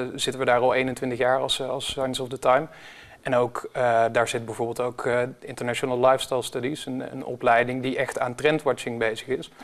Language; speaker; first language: Dutch; native; Dutch